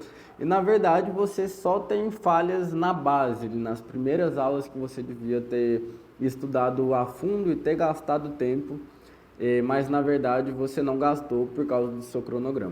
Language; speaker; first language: Portuguese; native; Portuguese